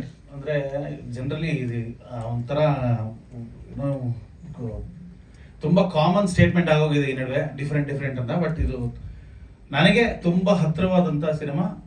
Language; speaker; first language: Kannada; native; Kannada